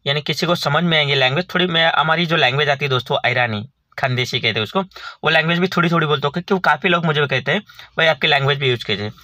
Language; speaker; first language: Hindi; non-native, local second language; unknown